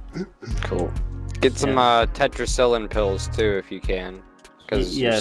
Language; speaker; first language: English; native; English